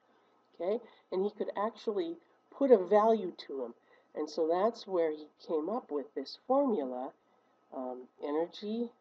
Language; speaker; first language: English; native; English